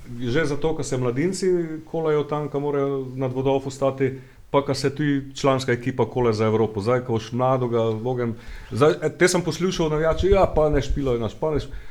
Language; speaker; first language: Slovenian; native; Slovenian